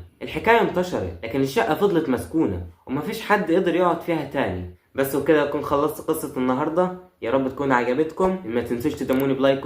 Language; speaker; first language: Arabic; native; Arabic